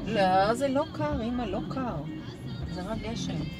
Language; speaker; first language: Hebrew; native; Hebrew